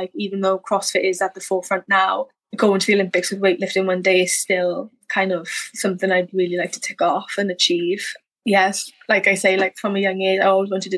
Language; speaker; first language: English; native; English